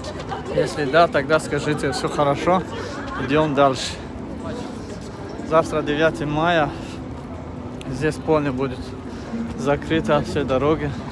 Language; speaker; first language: Russian; non-native, fluent; Tajik